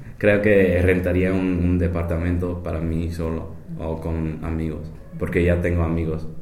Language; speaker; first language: Spanish; non-native, fluent; English